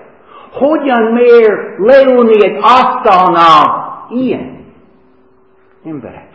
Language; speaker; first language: Hungarian; non-native, fluent; English